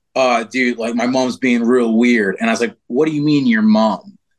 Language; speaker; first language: English; native; English